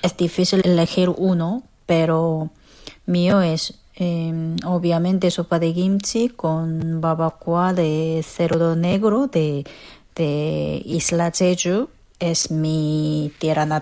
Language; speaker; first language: Spanish; non-native, fluent; Korean